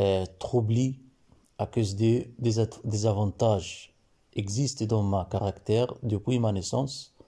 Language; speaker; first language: French; non-native, learner; Arabic